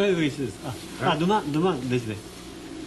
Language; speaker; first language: French; non-native, learner; Japanese